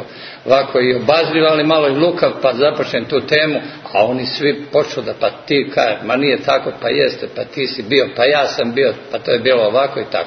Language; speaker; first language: Serbian; native; Serbian